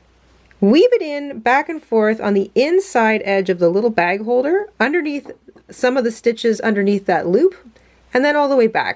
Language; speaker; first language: English; native; English